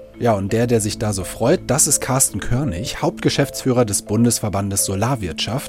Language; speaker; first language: German; native; German